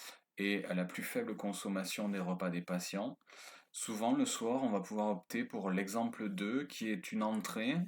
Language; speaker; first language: French; native; French